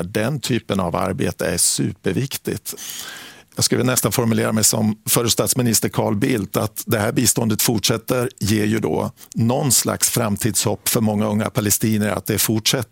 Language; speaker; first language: Swedish; native; Swedish